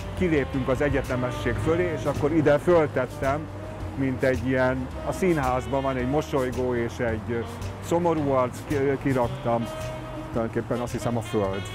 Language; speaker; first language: Hungarian; native; Hungarian